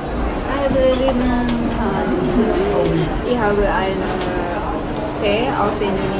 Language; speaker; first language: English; non-native, learner; Indonesian